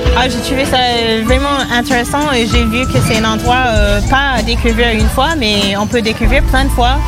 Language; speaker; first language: French; non-native, fluent; English